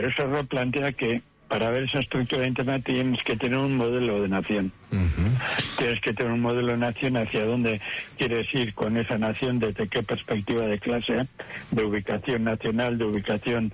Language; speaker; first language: Spanish; native; Spanish